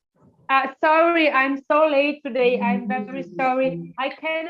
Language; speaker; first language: English; non-native, learner; Italian